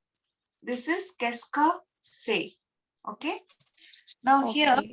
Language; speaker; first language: French; non-native, fluent; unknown